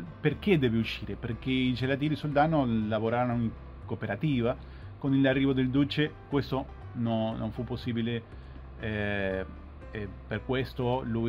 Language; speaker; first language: Italian; non-native, fluent; Spanish